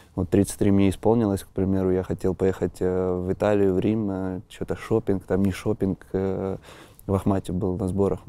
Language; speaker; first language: Russian; native; Russian